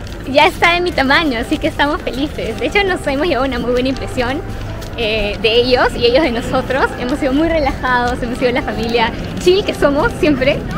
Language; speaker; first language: Spanish; native; Spanish